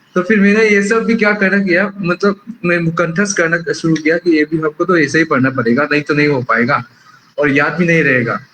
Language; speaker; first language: Hindi; non-native, local second language; Manipuri